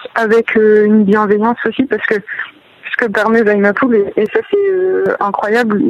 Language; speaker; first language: French; native; French